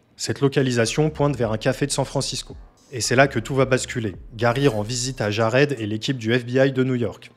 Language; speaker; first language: French; native; French